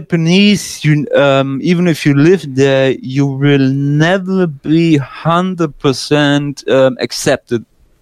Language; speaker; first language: English; non-native, fluent; German